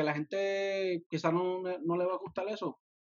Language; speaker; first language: Spanish; early bilingual, heritage; Spanish